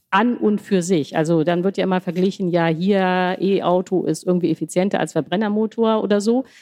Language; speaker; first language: German; native; German